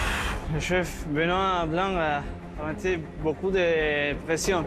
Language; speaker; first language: French; non-native, learner; Spanish